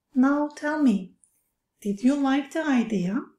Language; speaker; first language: English; non-native, fluent; Turkish